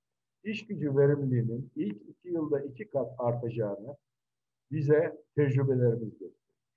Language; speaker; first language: Turkish; native; Turkish